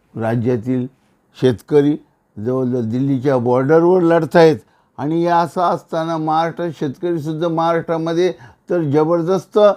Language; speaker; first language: Marathi; native; Marathi